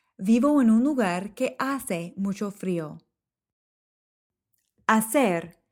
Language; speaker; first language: Spanish; non-native, fluent; English